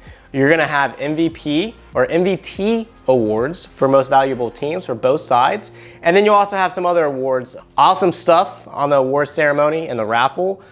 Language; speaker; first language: English; native; English